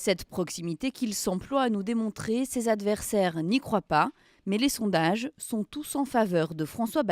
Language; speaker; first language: French; native; French